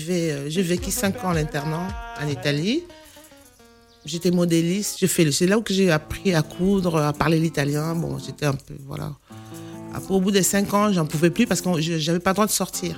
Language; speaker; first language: French; non-native, local second language; Lingala